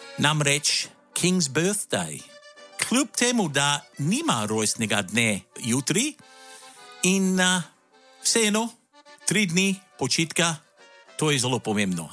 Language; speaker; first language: Slovenian; early bilingual, heritage; Slovenian